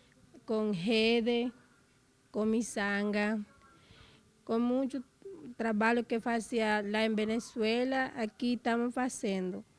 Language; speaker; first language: Portuguese; non-native, learner; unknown